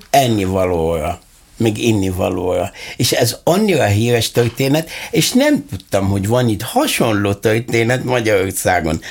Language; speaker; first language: Hungarian; non-native, fluent; Arabic